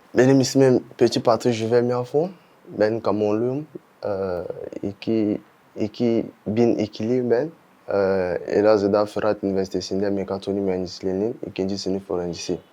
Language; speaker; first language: Turkish; non-native, fluent; French